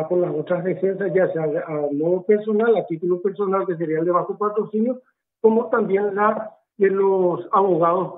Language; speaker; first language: Spanish; native; Spanish